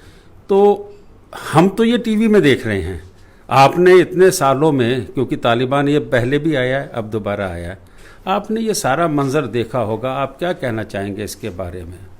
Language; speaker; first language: Hindi; non-native, local second language; Punjabi